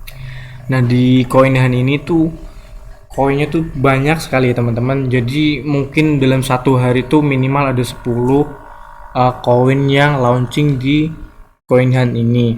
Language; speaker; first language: Indonesian; native; Indonesian